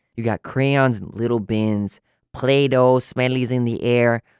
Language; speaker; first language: English; early bilingual, other home language; Spanish